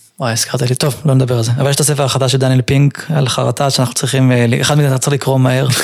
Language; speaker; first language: Hebrew; native; Hebrew